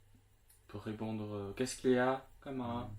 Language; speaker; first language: French; non-native, fluent; Chinese